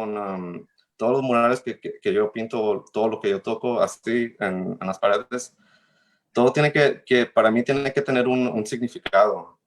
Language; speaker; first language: Spanish; early bilingual, heritage; Spanish